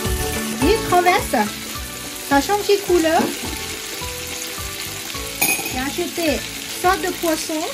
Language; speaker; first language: French; non-native, learner; Thai